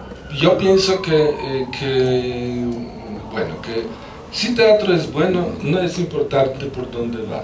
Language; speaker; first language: Spanish; non-native, fluent; Polish